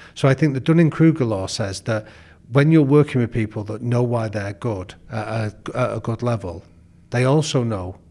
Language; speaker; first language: English; native; English